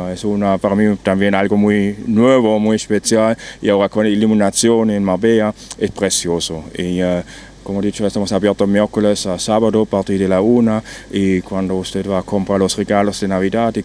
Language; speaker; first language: Spanish; non-native, learner; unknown